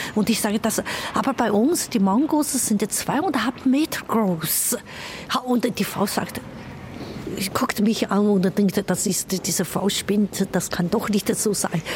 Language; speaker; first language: German; non-native, fluent; Chinese